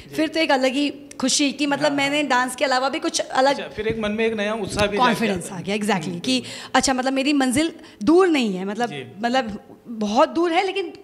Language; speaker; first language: Hindi; native; Hindi